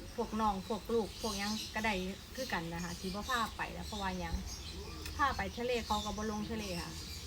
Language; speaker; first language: Thai; non-native, local second language; Northeastern Thai